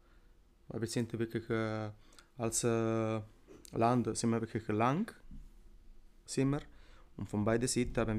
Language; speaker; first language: German; non-native, learner; Italian